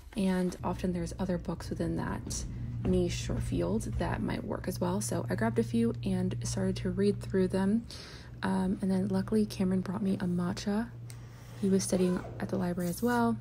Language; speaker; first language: English; native; English